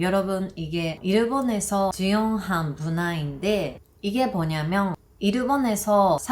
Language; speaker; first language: Korean; non-native, learner; Japanese